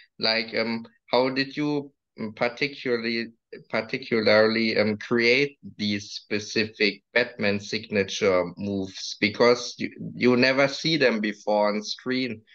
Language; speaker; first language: English; non-native, fluent; German